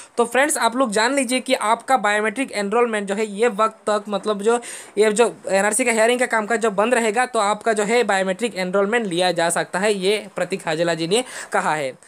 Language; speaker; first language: Hindi; non-native, local second language; Bangla